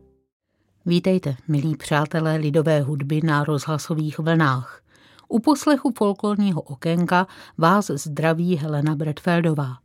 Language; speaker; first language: Czech; native; Czech